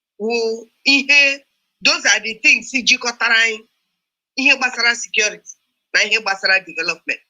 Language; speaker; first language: Igbo; non-native, local second language; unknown